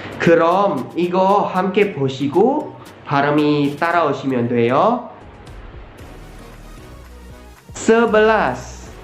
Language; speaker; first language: Korean; non-native, learner; Indonesian